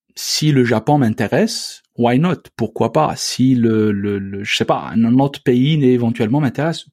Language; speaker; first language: French; non-native, local second language; Arabic